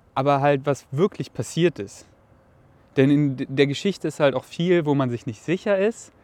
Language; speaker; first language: German; native; German